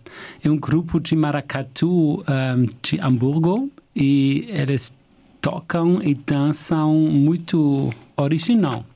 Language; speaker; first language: Portuguese; non-native, fluent; German